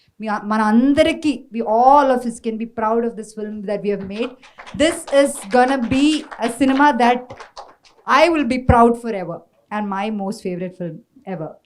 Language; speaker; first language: English; non-native, local second language; Malayalam